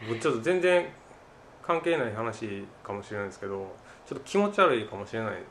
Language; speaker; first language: Japanese; native; Japanese